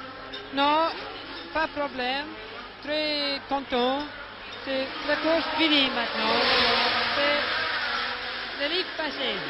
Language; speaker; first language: French; non-native, learner; English